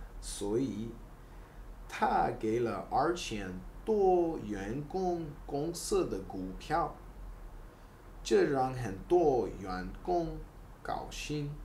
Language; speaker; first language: Chinese; non-native, learner; English